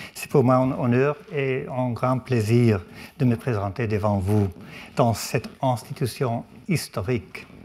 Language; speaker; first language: French; non-native, learner; English